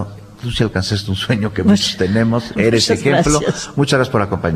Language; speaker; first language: Spanish; native; Spanish